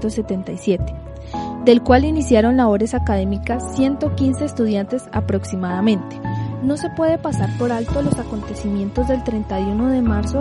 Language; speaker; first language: Spanish; native; Spanish